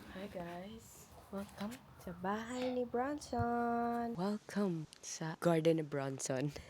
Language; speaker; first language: Filipino; non-native, local second language; Cebuano